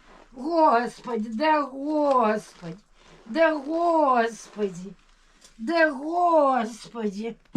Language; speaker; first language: Russian; native; Russian